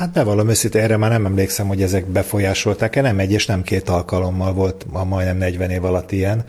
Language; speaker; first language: Hungarian; native; Hungarian